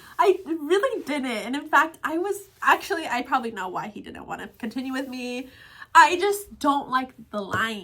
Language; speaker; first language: English; native; English